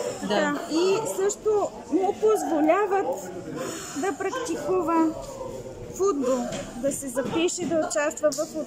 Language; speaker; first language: Bulgarian; native; Bulgarian